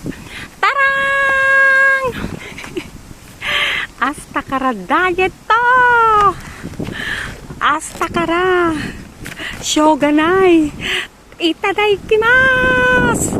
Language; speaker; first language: Japanese; non-native, fluent; Filipino